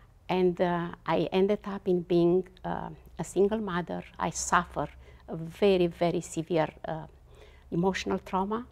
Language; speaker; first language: English; non-native, fluent; Romanian